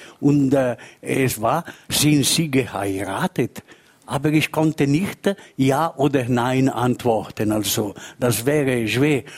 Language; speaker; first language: German; non-native, local second language; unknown